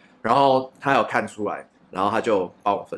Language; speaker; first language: Chinese; native; Chinese